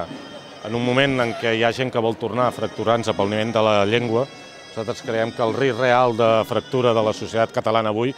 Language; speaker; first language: Catalan; native; Catalan